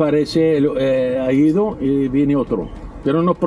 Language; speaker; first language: Spanish; non-native, learner; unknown